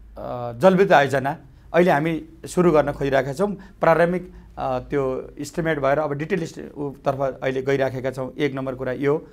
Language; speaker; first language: Nepali; native; Nepali